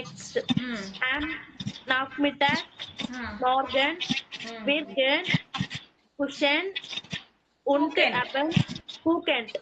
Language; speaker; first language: German; non-native, learner; Tamil